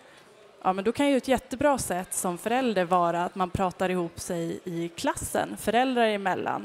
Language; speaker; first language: Swedish; native; Swedish